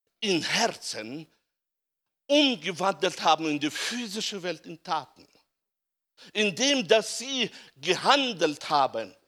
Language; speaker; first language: German; non-native, fluent; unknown